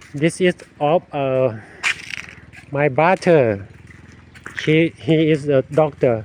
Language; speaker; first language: English; non-native, learner; Thai